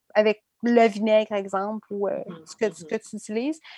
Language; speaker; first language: French; native; French